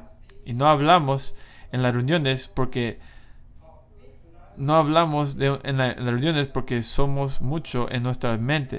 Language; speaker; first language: Spanish; non-native, fluent; English